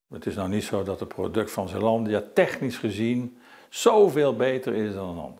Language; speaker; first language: Dutch; native; Dutch